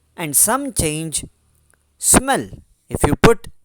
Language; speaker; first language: English; non-native, local second language; Kannada